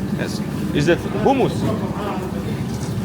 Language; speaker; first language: English; non-native, learner; Hungarian